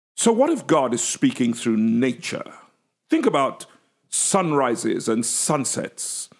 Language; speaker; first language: English; native; English